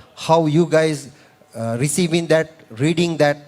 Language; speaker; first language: English; non-native, local second language; Sinhala